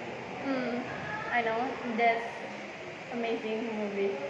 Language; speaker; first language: English; non-native, learner; Indonesian